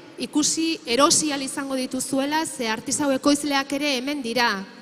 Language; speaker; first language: Basque; native; Basque